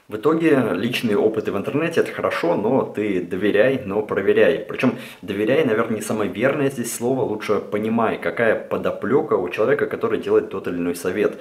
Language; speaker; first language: Russian; early bilingual, heritage; Russian